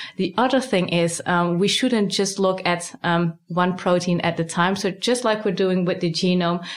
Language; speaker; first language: English; non-native, fluent; Dutch